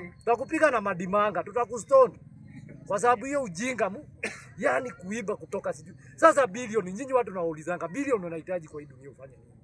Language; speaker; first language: Swahili; non-native, local second language; Kikuyu